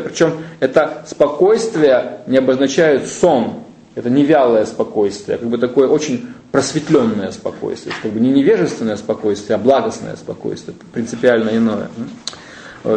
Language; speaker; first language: Russian; native; Russian